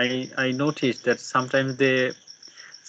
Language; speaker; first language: English; non-native, learner; Bangla